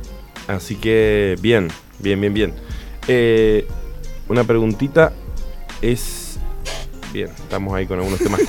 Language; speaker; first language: Spanish; native; Spanish